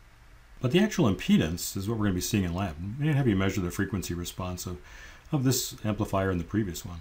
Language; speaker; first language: English; native; English